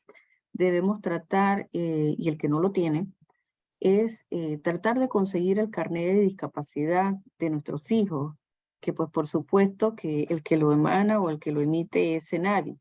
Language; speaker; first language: Spanish; native; Spanish